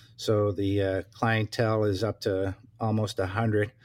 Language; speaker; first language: English; native; English